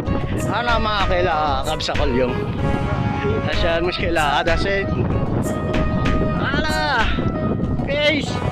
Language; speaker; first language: Arabic; non-native, learner; Filipino